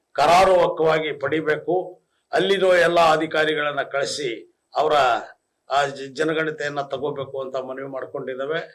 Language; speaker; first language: Kannada; non-native, local second language; Lambadi